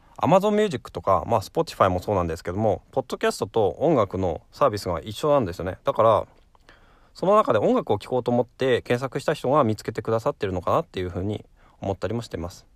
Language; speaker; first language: Japanese; native; Japanese